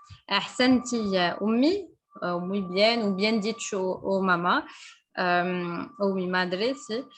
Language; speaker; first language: Spanish; non-native, fluent; French